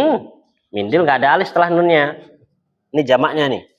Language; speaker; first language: Indonesian; native; Indonesian